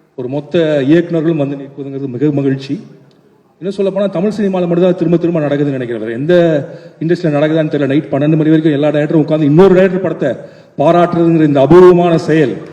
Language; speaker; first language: Tamil; native; Tamil